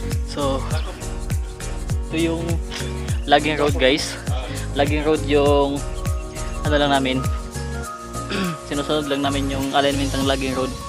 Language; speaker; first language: Filipino; non-native, local second language; Cebuano